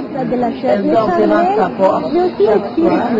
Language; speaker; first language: French; non-native, fluent; Greek